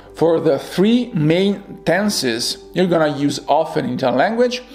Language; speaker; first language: English; non-native, fluent; Italian